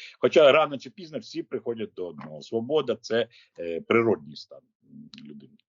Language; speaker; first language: Ukrainian; native; Ukrainian